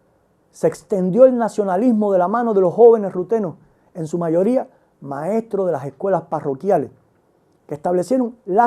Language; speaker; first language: Spanish; native; Spanish